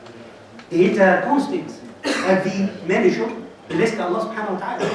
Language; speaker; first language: Swedish; non-native, fluent; Arabic